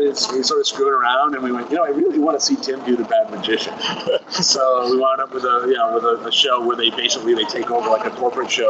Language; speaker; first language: English; native; English